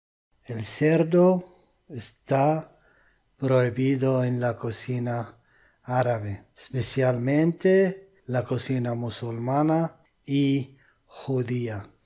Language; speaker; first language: Spanish; non-native, fluent; Arabic